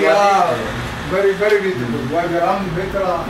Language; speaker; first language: English; non-native, learner; Arabic